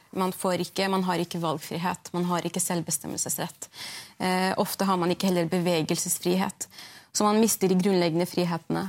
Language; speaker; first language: Norwegian; early bilingual, other home language; Arabic